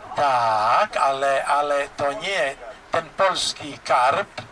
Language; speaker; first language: Polish; non-native, learner; Albanian